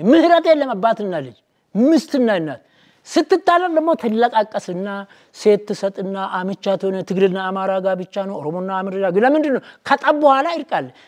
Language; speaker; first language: Amharic; non-native, local second language; Oromo